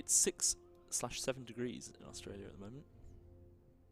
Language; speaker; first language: English; native; English